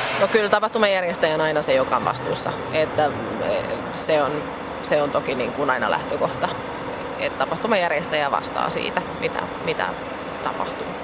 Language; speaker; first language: Finnish; native; Finnish